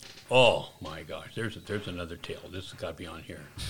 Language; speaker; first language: English; native; English